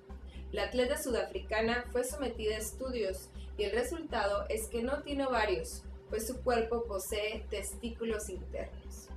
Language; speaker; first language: Spanish; native; Spanish